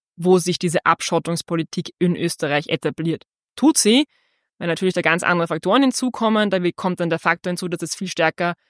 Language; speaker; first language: German; native; German